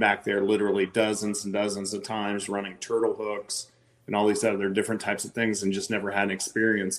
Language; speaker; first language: English; native; English